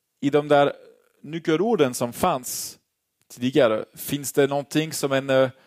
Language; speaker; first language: Swedish; non-native, fluent; French